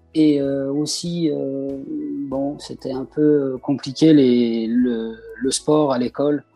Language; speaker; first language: French; early bilingual, other home language; Persian